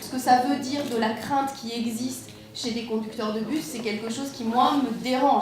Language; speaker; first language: French; native; French